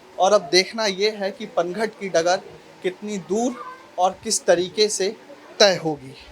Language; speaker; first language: Hindi; native; Hindi